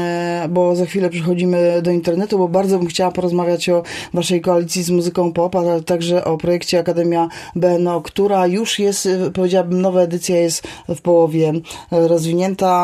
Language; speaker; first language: Polish; native; Polish